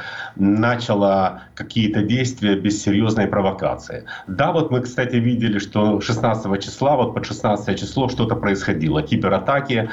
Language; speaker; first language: Russian; native; Russian